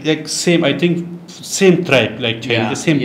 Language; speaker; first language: English; non-native, learner; Persian